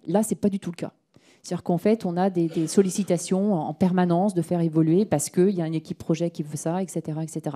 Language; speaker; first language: French; native; French